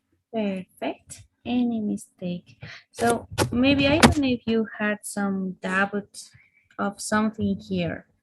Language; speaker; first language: English; non-native, fluent; Spanish